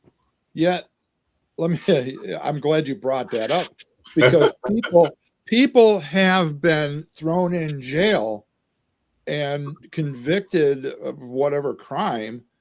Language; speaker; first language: English; native; English